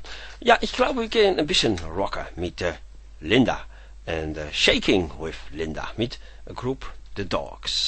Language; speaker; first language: German; non-native, fluent; Dutch